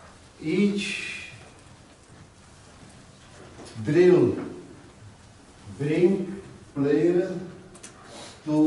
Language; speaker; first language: English; non-native, learner; Czech